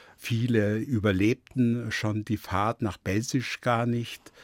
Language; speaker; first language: German; early bilingual, other home language; Yiddish